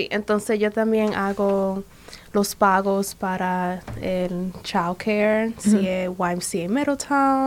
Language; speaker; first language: Spanish; early bilingual, other home language; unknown